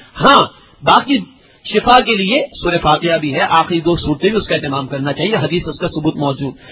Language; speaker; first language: Urdu; native; Urdu